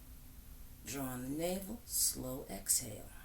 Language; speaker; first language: English; native; English